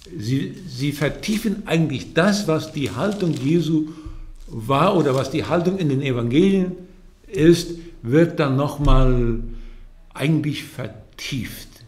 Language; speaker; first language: German; early bilingual, heritage; German